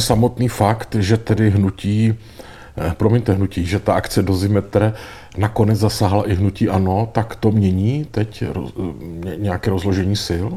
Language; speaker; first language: Czech; native; Czech